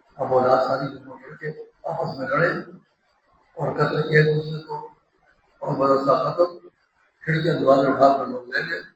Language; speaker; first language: Urdu; non-native, local second language; Pashto